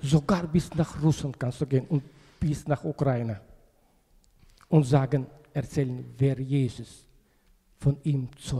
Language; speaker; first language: German; non-native, learner; Russian